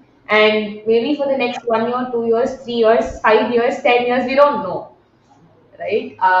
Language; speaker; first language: English; non-native, local second language; Tamil